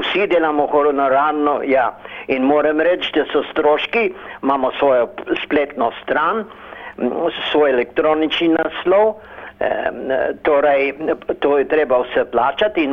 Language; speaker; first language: Slovenian; early bilingual, heritage; Slovenian